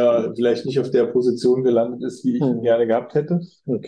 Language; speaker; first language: German; native; German